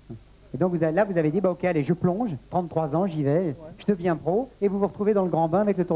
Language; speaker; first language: French; native; French